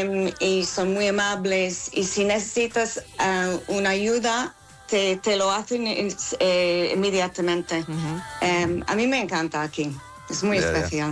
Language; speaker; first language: Spanish; non-native, learner; English